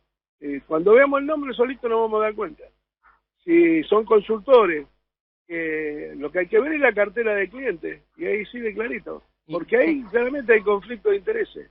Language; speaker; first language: Spanish; native; Spanish